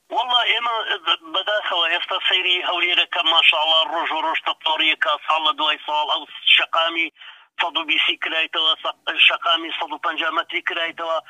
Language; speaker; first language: Central Kurdish; non-native, local second language; Arabic